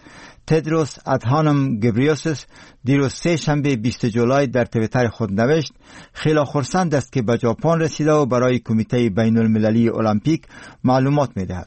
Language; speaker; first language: Persian; native; Persian